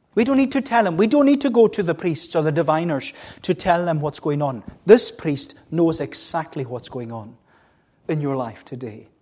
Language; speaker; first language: English; native; English